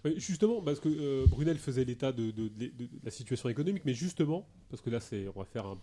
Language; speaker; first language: French; native; French